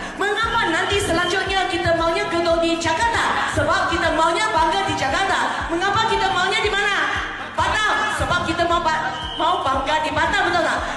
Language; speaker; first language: Malay; non-native, local second language; Chinese